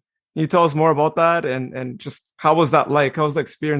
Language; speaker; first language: English; native; English